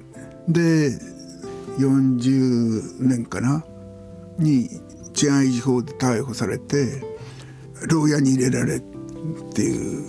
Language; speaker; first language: Japanese; native; Japanese